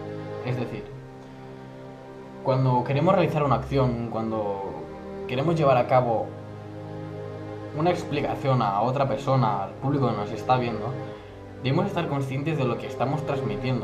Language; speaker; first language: Spanish; native; Spanish